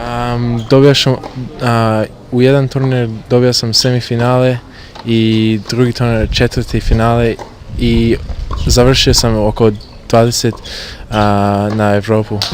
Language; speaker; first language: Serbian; early bilingual, heritage; Serbian